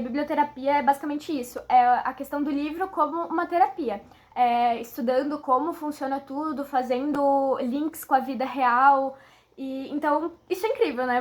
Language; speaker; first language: Portuguese; native; Portuguese